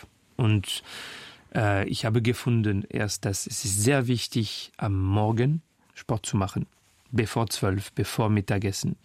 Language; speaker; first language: German; non-native, fluent; French